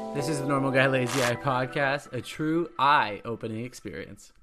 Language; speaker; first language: English; native; English